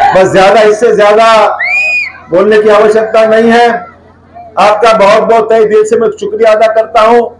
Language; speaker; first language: Hindi; non-native, local second language; Marathi